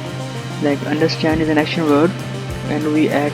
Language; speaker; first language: English; non-native, local second language; Punjabi